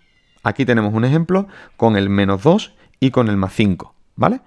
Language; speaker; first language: Spanish; native; Spanish